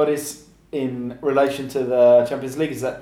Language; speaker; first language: English; native; English